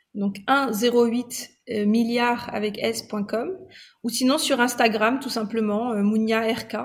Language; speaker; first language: French; non-native, local second language; Arabic